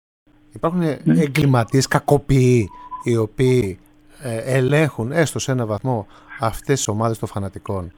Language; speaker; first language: Greek; native; Greek